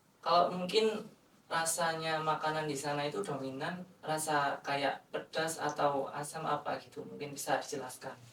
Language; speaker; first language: Indonesian; native; Indonesian